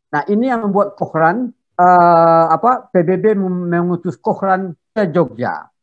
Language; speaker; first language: Indonesian; non-native, local second language; Minangkabau